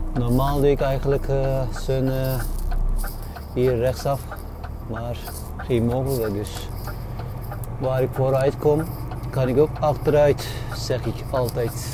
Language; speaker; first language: Dutch; non-native, fluent; Turkish